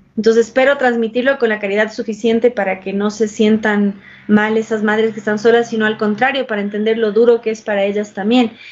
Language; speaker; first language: Spanish; early bilingual, heritage; English